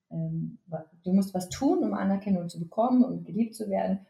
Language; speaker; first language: German; native; German